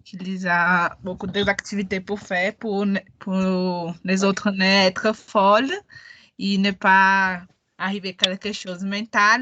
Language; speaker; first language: French; non-native, learner; Portuguese